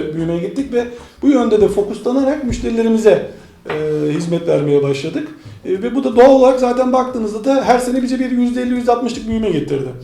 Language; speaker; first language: Turkish; native; Turkish